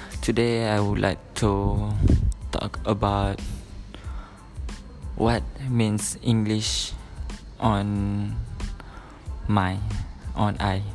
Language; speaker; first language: English; non-native, learner; Malay